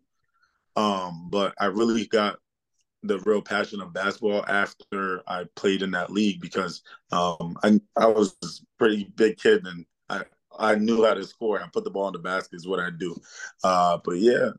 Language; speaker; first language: English; early bilingual, other home language; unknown